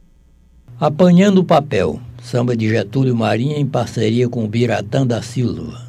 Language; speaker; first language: Portuguese; native; Portuguese